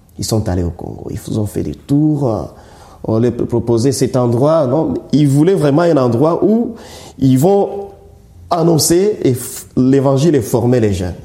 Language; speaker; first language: French; non-native, local second language; Swahili